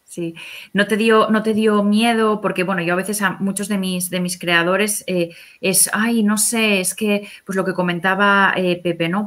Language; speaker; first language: Spanish; native; Spanish